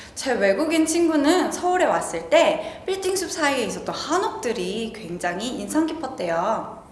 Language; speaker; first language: Korean; native; Korean